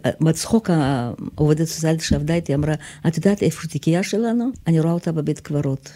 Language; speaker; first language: Hebrew; non-native, fluent; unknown